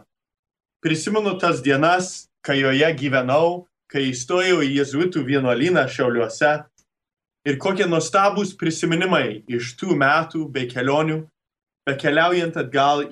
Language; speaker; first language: Lithuanian; early bilingual, heritage; Lithuanian